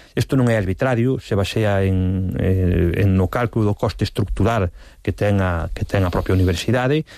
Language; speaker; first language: Galician; non-native, local second language; Spanish